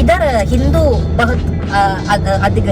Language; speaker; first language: Hindi; non-native, local second language; Malayalam